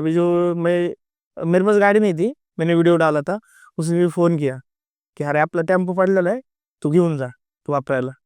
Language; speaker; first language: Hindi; non-native, local second language; Marathi